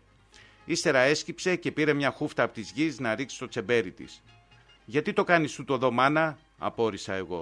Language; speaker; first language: Greek; native; Greek